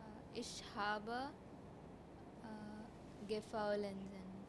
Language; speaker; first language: German; non-native, learner; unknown